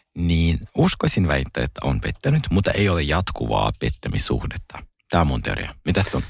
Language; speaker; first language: Finnish; early bilingual, other home language; Russian